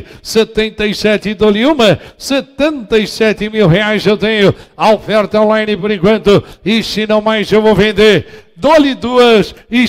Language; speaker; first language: Portuguese; native; Portuguese